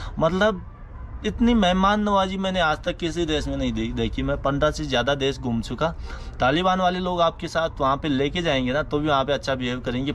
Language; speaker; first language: Hindi; native; Hindi